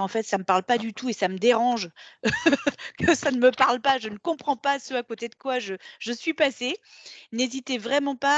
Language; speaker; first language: French; native; French